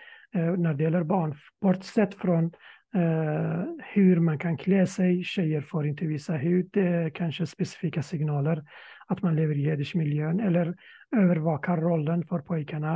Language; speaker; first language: Swedish; non-native, fluent; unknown